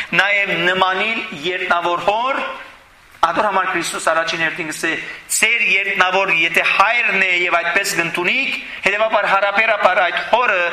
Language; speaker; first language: Armenian; early bilingual, heritage; Armenian